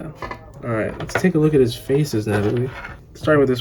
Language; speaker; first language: English; native; English